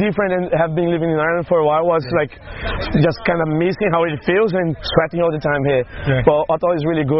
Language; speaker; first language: English; non-native, fluent; Portuguese